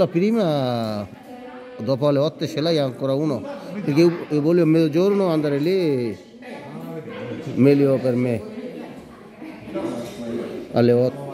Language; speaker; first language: Italian; non-native, learner; Bangla